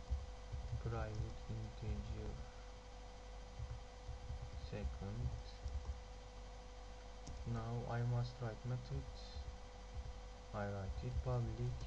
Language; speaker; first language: English; non-native, learner; Turkish